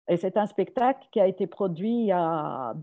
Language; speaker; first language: French; non-native, local second language; Arabic